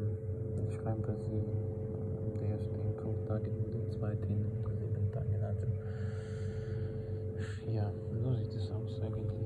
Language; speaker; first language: German; non-native, fluent; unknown